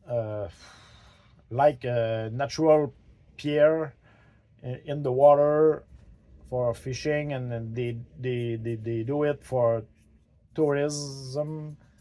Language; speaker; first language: English; non-native, learner; French